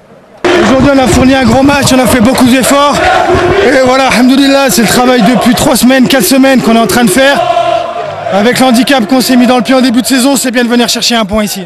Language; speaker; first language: French; native; French